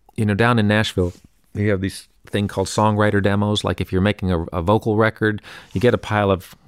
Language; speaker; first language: English; native; English